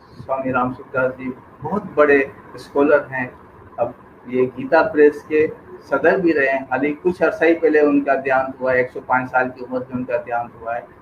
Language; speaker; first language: Urdu; non-native, local second language; Sindhi